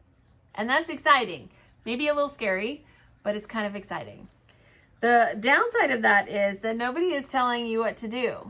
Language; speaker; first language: English; native; English